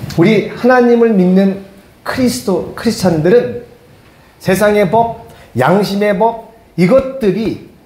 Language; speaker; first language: Korean; native; Korean